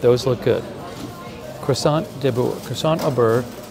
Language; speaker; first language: French; non-native, learner; English